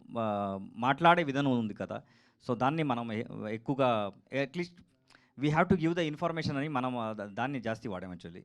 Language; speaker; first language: Telugu; non-native, learner; Kannada